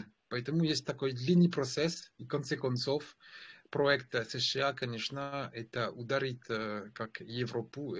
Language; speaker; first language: Russian; non-native, fluent; French